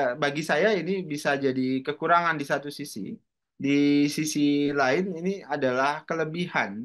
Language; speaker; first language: Indonesian; native; Indonesian